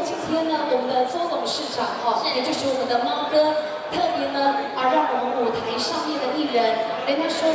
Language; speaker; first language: Chinese; native; Chinese